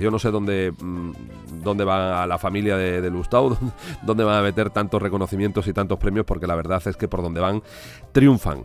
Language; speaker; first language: Spanish; native; Spanish